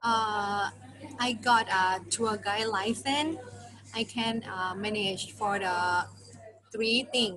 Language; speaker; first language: English; non-native, learner; Thai